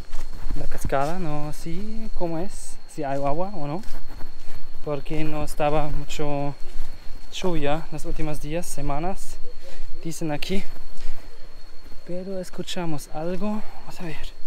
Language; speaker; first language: Spanish; non-native, learner; German